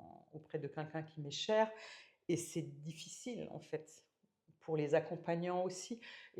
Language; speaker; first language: French; native; French